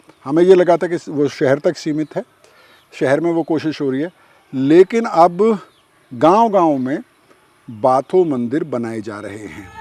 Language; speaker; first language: Hindi; native; Hindi